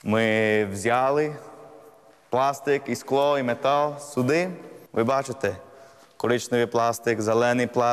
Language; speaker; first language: Ukrainian; non-native, learner; English